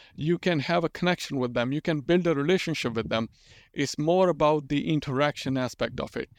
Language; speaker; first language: English; non-native, local second language; Urdu